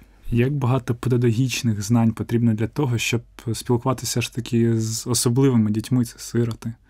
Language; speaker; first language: Ukrainian; native; Ukrainian